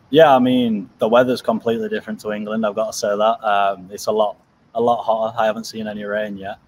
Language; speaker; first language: English; native; English